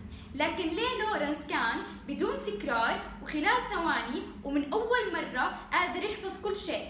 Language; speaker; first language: Arabic; native; Arabic